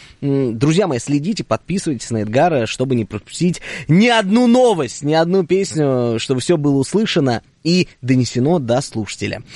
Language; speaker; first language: Russian; native; Russian